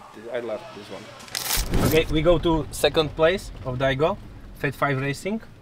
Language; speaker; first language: English; non-native, learner; Polish